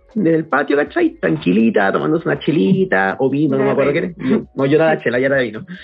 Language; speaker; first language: Spanish; native; Spanish